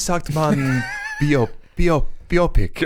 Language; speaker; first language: German; non-native, learner; English